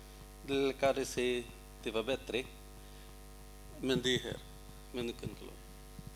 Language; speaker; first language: Swedish; non-native, learner; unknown